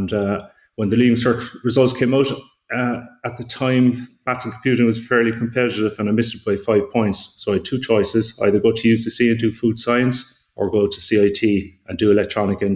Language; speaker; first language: English; native; English